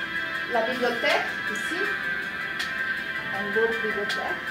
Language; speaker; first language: French; non-native, learner; Portuguese